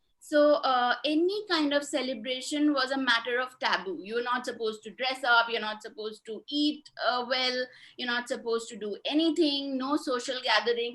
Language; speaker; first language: English; non-native, local second language; Hindi